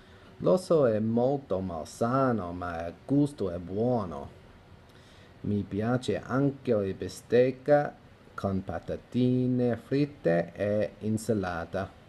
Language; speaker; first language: Italian; non-native, learner; English